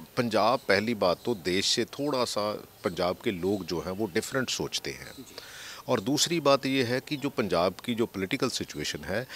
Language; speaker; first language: Hindi; non-native, local second language; Punjabi